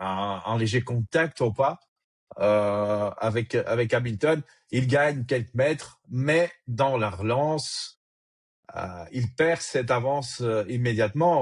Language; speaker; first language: French; native; French